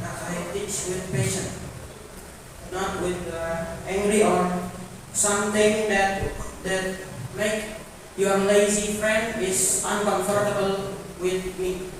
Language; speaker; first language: English; non-native, learner; Indonesian